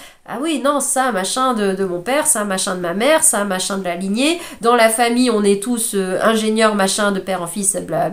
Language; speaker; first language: French; native; French